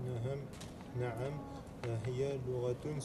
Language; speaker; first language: Arabic; non-native, learner; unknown